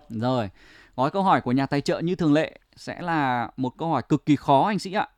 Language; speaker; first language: Vietnamese; native; Vietnamese